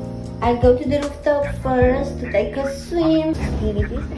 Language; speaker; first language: English; non-native, fluent; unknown